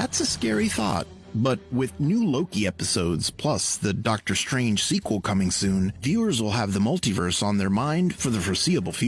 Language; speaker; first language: English; native; English